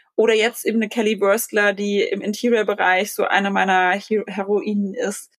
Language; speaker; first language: German; early bilingual, other home language; Polish